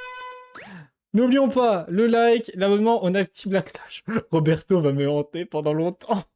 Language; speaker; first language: French; native; French